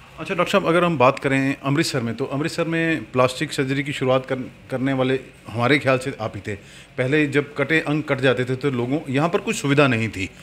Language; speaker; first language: Hindi; native; Hindi